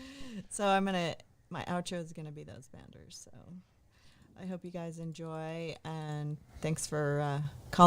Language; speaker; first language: English; native; English